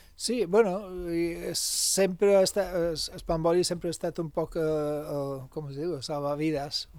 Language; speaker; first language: Catalan; non-native, local second language; English